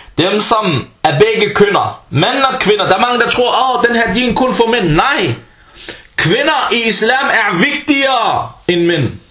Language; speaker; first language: Danish; early bilingual, other home language; Arabic